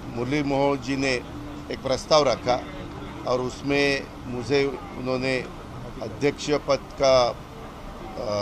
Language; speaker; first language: Hindi; non-native, local second language; Marathi